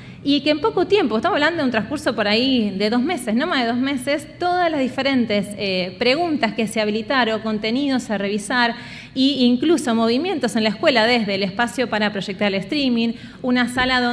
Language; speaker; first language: Spanish; native; Spanish